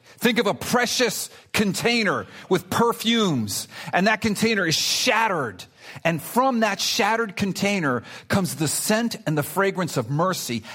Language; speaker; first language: English; early bilingual, other home language; Spanish